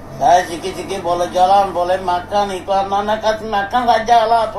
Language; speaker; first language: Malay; non-native, learner; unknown